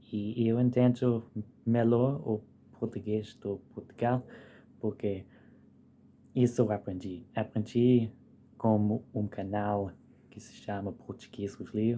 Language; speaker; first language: Portuguese; non-native, fluent; English